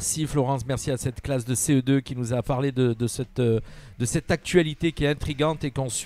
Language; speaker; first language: French; native; French